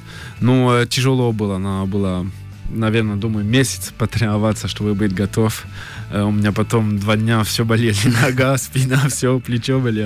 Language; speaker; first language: Russian; early bilingual, heritage; French